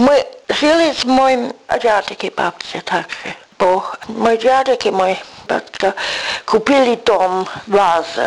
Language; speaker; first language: Ukrainian; early bilingual, heritage; English